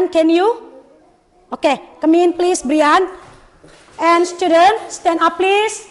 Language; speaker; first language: English; non-native, learner; Indonesian